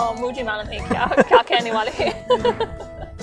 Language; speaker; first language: Hindi; non-native, learner; English